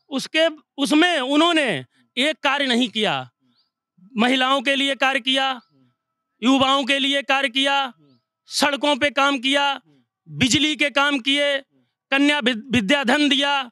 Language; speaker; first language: Hindi; native; Hindi